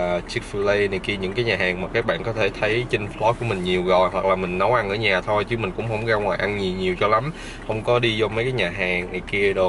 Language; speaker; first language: Vietnamese; early bilingual, other home language; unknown